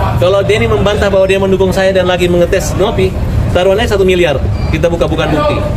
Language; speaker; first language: Indonesian; native; Indonesian